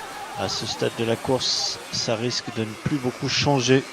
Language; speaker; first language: French; native; French